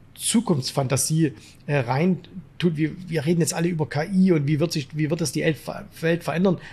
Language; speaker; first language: German; native; German